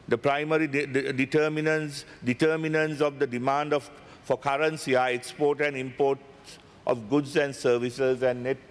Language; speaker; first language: English; non-native, local second language; Sinhala